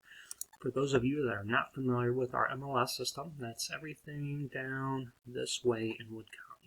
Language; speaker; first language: English; native; English